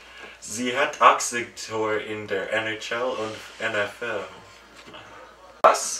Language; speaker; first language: German; non-native, learner; English